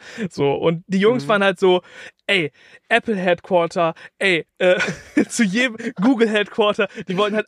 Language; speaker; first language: German; native; German